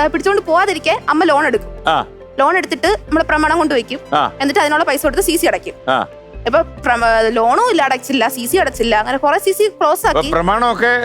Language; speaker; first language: Malayalam; native; Malayalam